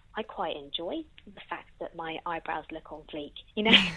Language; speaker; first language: English; native; English